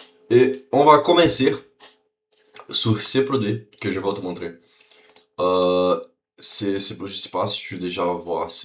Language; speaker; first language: French; non-native, learner; Portuguese